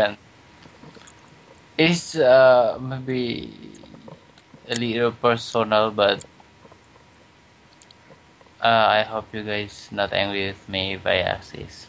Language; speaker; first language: English; non-native, learner; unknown